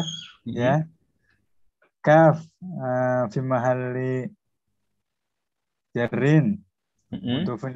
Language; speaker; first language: Arabic; non-native, learner; Indonesian